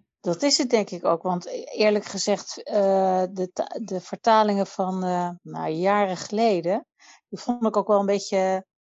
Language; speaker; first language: Dutch; native; Dutch